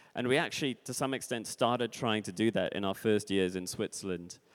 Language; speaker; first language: English; native; English